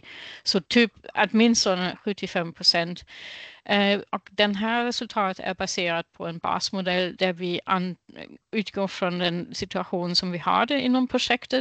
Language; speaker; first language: Swedish; non-native, fluent; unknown